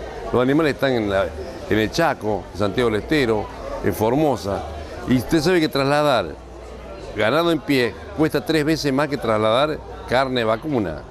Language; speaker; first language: Spanish; native; Spanish